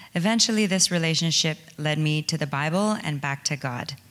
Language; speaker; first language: English; native; English